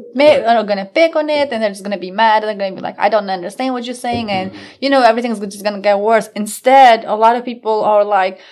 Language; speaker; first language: English; non-native, fluent; Albanian